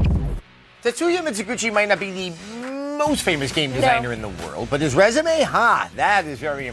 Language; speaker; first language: English; native; English